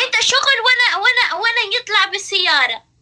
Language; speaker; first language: Arabic; non-native, learner; Pashto